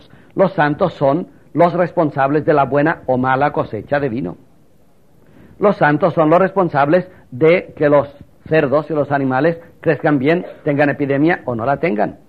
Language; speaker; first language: Spanish; native; Spanish